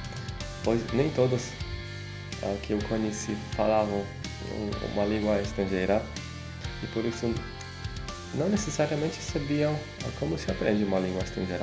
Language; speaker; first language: Portuguese; non-native, fluent; Polish